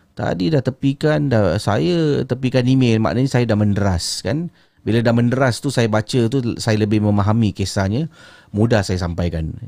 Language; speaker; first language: Malay; native; Malay